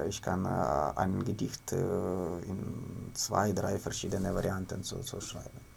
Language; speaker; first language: German; non-native, learner; Ukrainian